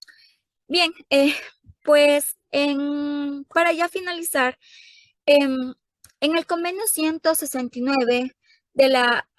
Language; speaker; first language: Spanish; native; Spanish